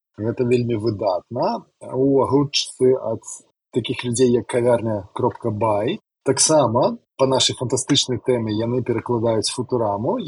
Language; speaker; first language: Belarusian; non-native, local second language; Russian